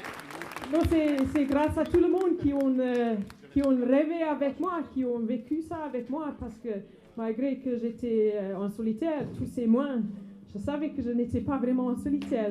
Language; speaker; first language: French; non-native, fluent; Afrikaans